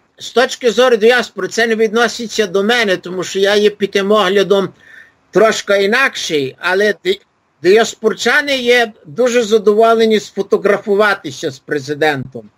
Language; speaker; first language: Ukrainian; early bilingual, heritage; Ukrainian